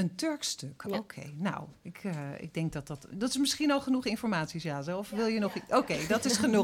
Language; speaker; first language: Dutch; native; Dutch